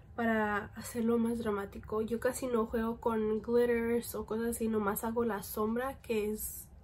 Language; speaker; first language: Spanish; early bilingual, heritage; Spanish